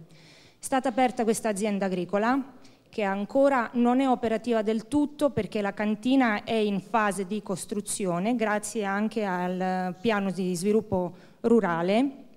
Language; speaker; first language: Italian; non-native, fluent; Croatian